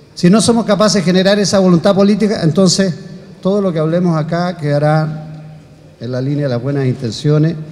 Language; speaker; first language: Spanish; native; Spanish